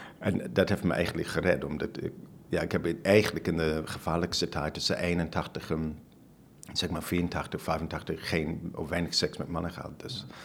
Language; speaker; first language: Dutch; non-native, fluent; English